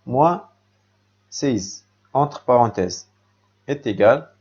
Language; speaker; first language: French; non-native, local second language; Arabic